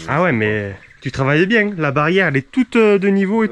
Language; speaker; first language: French; native; French